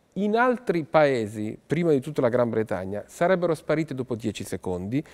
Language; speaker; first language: Italian; native; Italian